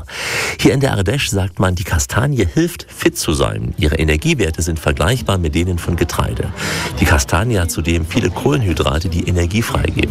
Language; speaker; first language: German; native; German